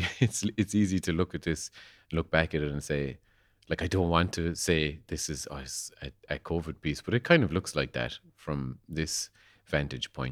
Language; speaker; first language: English; native; English